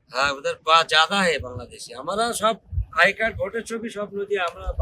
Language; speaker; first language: Hindi; non-native, local second language; Bangla